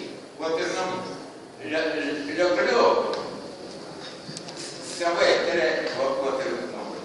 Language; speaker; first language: French; non-native, fluent; Russian